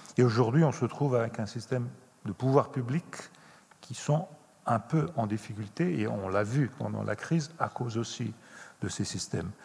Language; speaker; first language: French; non-native, fluent; Italian